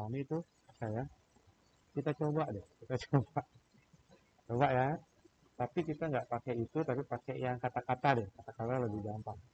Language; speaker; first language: Indonesian; native; Indonesian